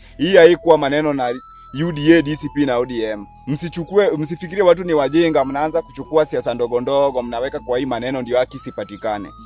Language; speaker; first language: Swahili; non-native, local second language; Luo (Kenya and Tanzania)